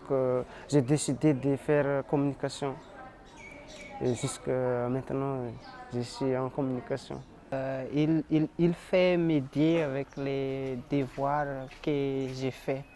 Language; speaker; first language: French; non-native, local second language; Malagasy